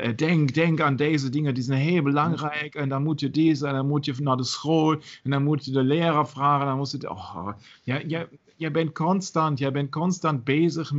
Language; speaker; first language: Dutch; non-native, learner; German